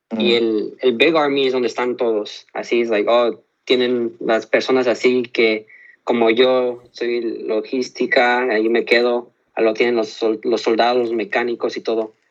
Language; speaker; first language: Spanish; early bilingual, heritage; Spanish